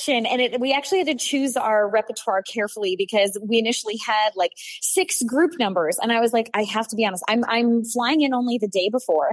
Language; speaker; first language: English; native; English